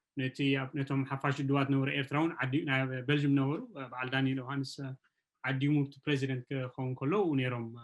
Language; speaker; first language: Tigrinya; native; Tigrinya